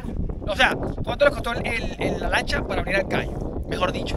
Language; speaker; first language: Spanish; native; Spanish